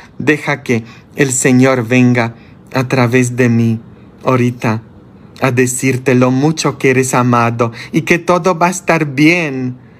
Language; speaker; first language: Spanish; non-native, fluent; Polish